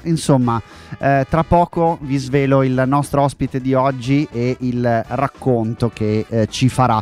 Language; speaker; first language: Italian; native; Italian